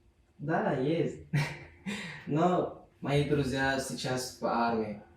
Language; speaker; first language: Russian; non-native, learner; Turkmen